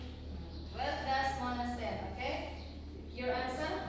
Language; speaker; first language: English; non-native, learner; Indonesian